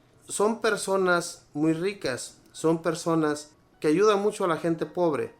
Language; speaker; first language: Spanish; native; Spanish